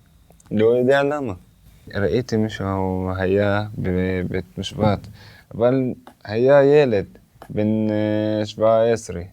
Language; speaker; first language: Hebrew; non-native, local second language; Arabic